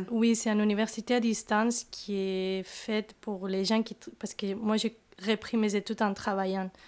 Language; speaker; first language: French; non-native, fluent; Spanish